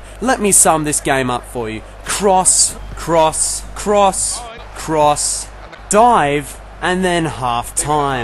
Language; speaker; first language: English; native; English